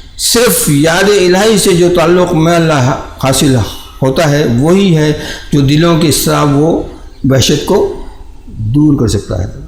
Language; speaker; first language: Urdu; native; Urdu